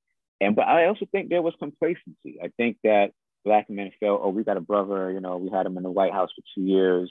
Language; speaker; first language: English; native; English